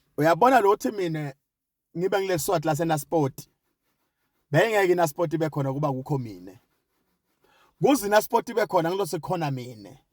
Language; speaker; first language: Zulu; non-native, local second language; Swati